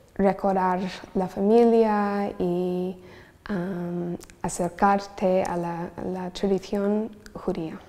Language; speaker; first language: Spanish; non-native, learner; English